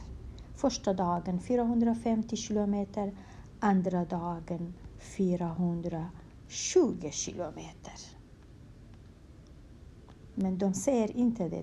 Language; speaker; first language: Swedish; non-native, fluent; Kurdish